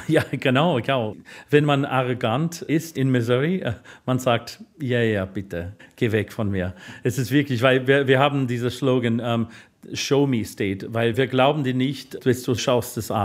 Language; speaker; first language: German; non-native, fluent; English